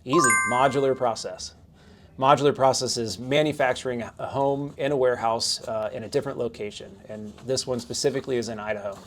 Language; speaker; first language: English; native; English